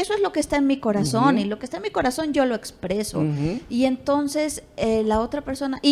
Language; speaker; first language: Spanish; native; Spanish